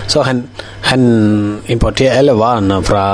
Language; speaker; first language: Danish; non-native, learner; Tamil